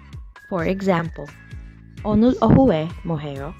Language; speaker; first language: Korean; non-native, learner; English